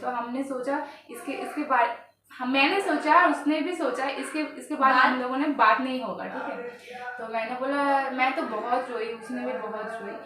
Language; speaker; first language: Hindi; non-native, local second language; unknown